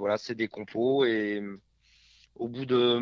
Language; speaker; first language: French; native; French